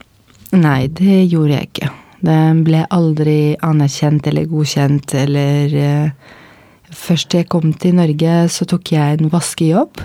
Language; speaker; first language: Norwegian; non-native, fluent; Arabic